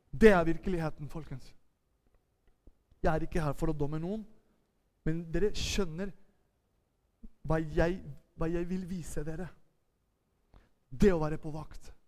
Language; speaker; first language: Norwegian; non-native, fluent; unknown